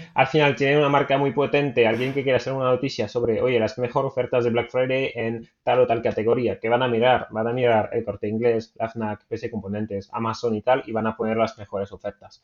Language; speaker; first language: Spanish; non-native, fluent; French